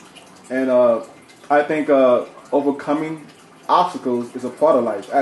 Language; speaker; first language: English; native; English